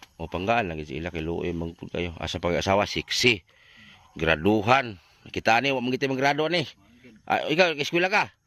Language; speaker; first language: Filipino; non-native, local second language; Cebuano